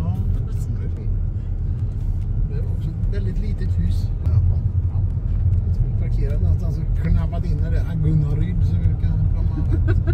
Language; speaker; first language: Swedish; native; Swedish